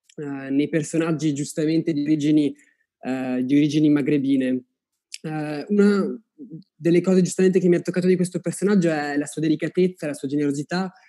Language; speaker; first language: Italian; early bilingual, other home language; Arabic